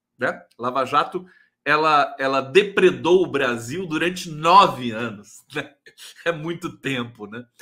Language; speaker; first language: Portuguese; native; Portuguese